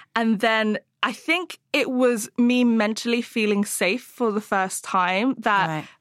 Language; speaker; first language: English; native; English